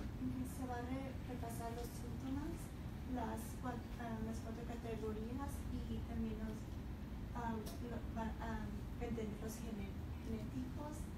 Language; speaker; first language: Spanish; early bilingual, heritage; Spanish